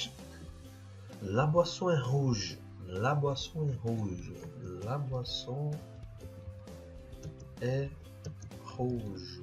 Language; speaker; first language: French; non-native, fluent; Portuguese